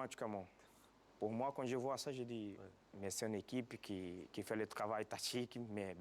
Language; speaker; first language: French; non-native, fluent; Portuguese